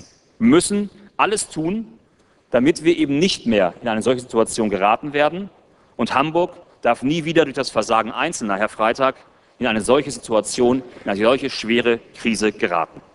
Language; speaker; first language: German; native; German